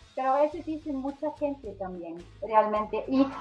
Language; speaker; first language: Spanish; non-native, fluent; Swiss German